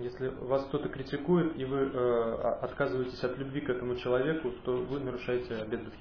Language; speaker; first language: Russian; native; Russian